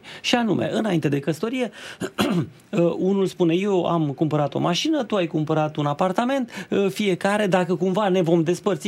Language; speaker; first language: Romanian; native; Romanian